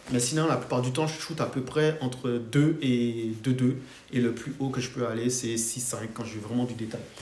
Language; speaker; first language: French; non-native, fluent; English